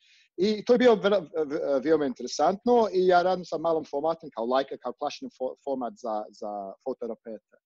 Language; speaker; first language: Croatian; non-native, learner; English